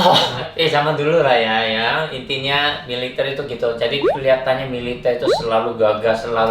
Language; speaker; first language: Indonesian; non-native, fluent; Korean